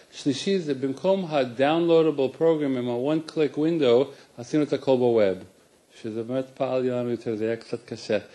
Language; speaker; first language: Hebrew; non-native, fluent; English